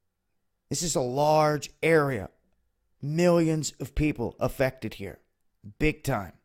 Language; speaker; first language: English; native; English